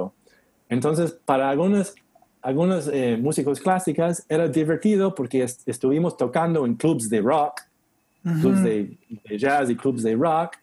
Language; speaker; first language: Spanish; non-native, learner; English